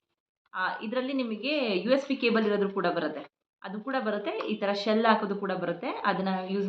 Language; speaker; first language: Kannada; native; Kannada